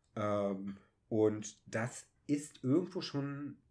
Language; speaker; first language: German; native; German